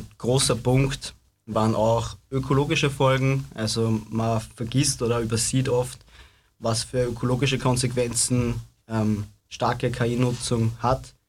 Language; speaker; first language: German; native; German